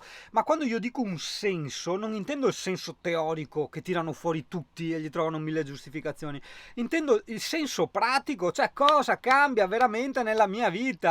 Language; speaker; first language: Italian; native; Italian